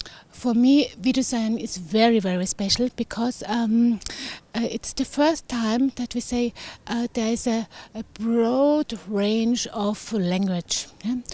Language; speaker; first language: English; non-native, fluent; German